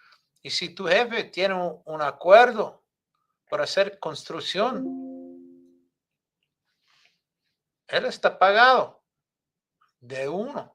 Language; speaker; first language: Spanish; non-native, fluent; English